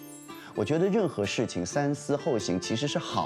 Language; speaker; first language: Chinese; native; Chinese